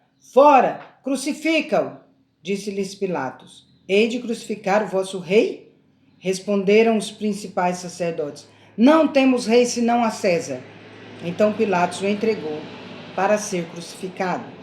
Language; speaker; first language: Portuguese; native; Portuguese